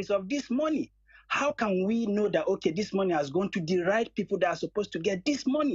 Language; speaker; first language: English; non-native, local second language; Hausa